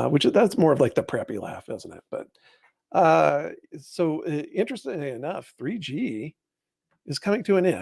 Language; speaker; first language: English; native; English